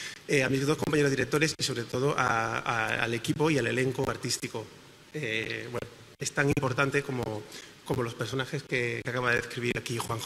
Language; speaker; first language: Spanish; native; Spanish